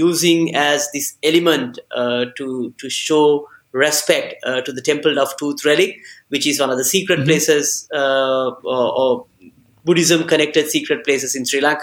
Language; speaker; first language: English; non-native, local second language; Sinhala